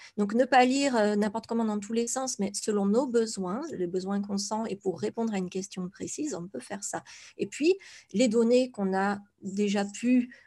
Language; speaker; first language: French; native; French